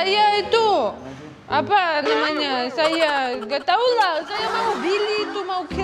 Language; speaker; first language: Indonesian; non-native, learner; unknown